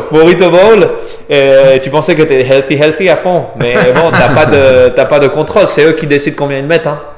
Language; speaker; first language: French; non-native, fluent; Spanish